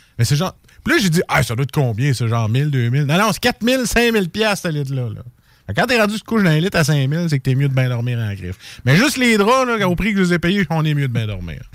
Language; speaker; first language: French; native; French